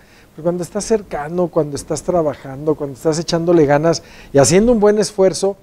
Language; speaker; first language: Spanish; native; Spanish